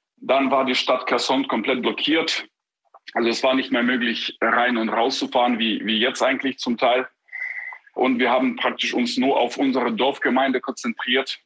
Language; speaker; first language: German; non-native, fluent; Ukrainian